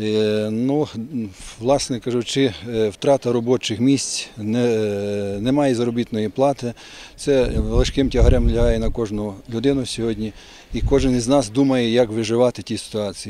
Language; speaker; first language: Ukrainian; native; Ukrainian